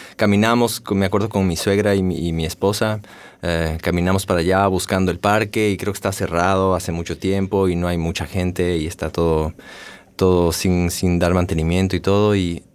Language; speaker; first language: Spanish; native; Spanish